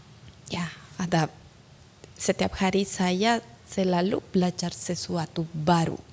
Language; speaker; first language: Indonesian; non-native, learner; Spanish